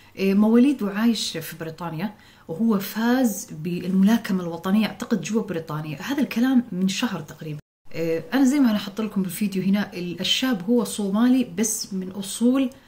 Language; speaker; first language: Arabic; non-native, local second language; Somali